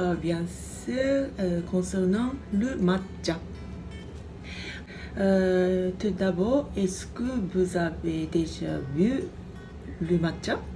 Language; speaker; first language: French; non-native, fluent; Japanese